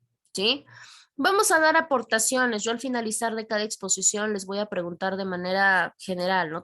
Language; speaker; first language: Spanish; native; Spanish